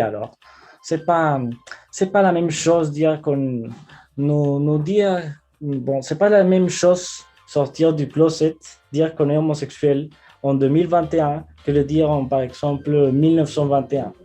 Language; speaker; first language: French; non-native, fluent; Spanish